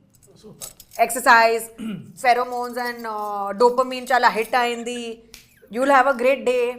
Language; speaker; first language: Telugu; non-native, learner; Hindi